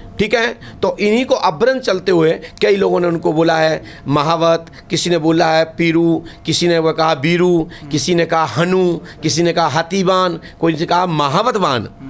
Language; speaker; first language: Hindi; native; Hindi